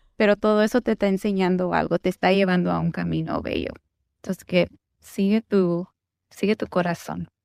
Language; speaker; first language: Spanish; early bilingual, heritage; Spanish